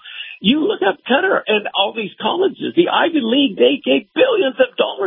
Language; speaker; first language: English; native; English